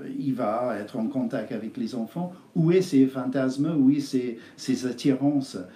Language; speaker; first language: French; non-native, fluent; English